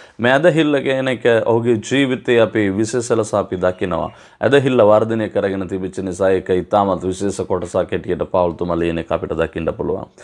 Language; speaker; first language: Sinhala; non-native, local second language; Tamil